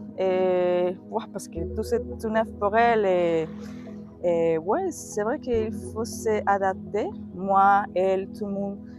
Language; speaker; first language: French; non-native, learner; Spanish